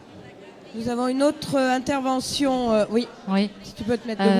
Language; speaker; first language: French; native; French